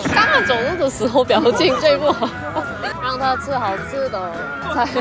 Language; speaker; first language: Chinese; non-native, fluent; Korean